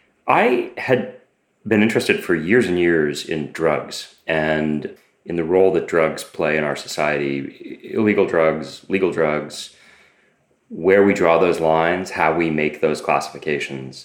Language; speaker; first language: English; native; English